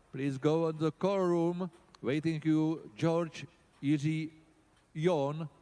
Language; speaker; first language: English; non-native, learner; Czech